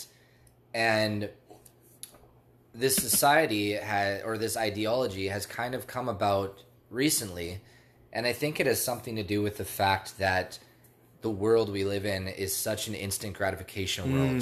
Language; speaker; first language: English; native; English